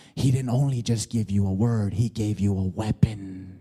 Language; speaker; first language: English; early bilingual, other home language; Spanish